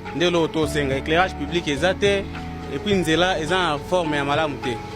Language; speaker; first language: Lingala; native; Lingala